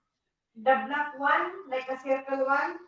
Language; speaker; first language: English; non-native, local second language; Filipino